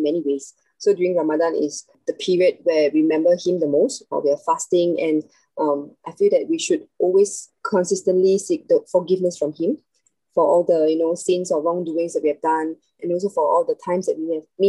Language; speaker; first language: English; non-native, local second language; Chinese